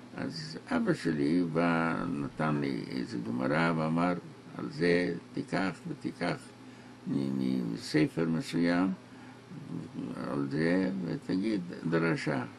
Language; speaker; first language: Hebrew; non-native, local second language; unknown